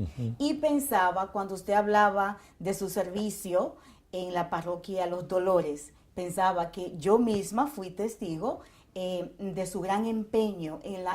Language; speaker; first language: Spanish; native; Spanish